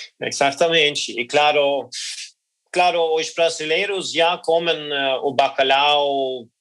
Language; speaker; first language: Portuguese; non-native, learner; Norwegian